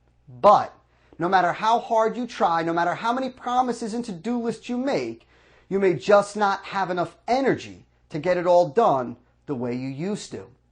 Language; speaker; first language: English; native; English